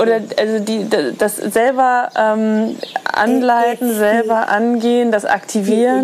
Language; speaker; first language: German; native; German